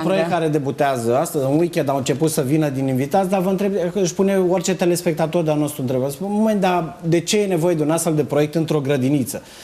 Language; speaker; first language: Romanian; native; Romanian